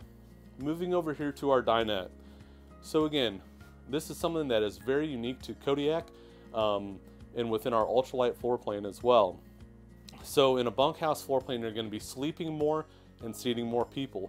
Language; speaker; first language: English; native; English